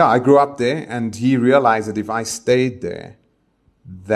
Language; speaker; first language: English; native; English